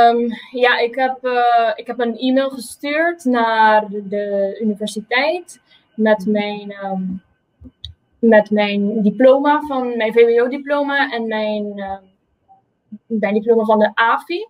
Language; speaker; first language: Dutch; non-native, local second language; Papiamento